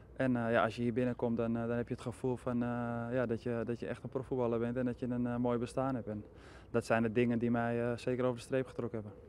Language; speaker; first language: Dutch; native; Dutch